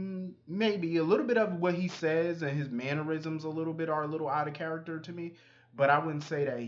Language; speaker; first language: English; native; English